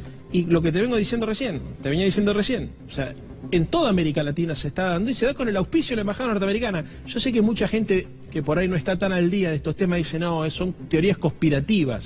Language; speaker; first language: Spanish; native; Spanish